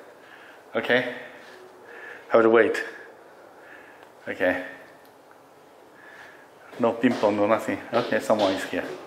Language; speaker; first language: English; non-native, learner; Chinese